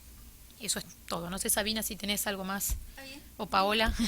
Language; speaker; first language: Spanish; native; Spanish